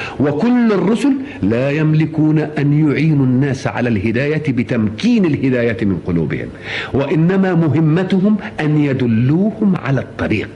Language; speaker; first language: Arabic; native; Arabic